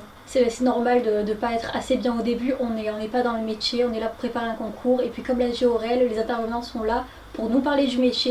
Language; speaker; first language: French; native; French